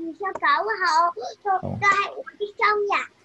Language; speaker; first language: Cantonese; early bilingual, other home language; Chinese